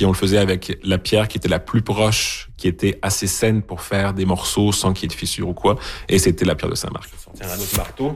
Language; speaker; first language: French; native; French